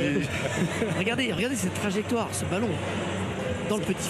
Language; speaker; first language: French; native; French